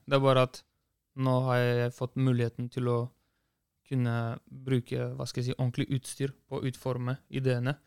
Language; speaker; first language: Norwegian; early bilingual, other home language; Kurdish